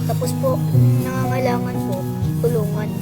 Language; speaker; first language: Filipino; native; Filipino